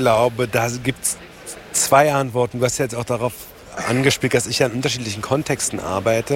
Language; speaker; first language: German; native; German